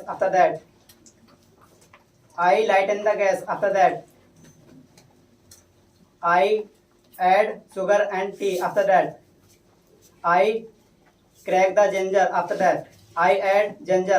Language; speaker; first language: English; non-native, learner; Hindi